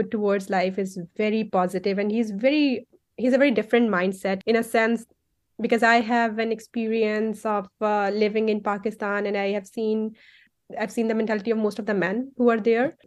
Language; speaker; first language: English; non-native, local second language; Punjabi